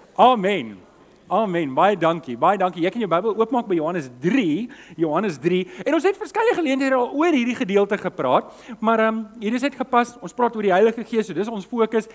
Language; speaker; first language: Afrikaans; native; Afrikaans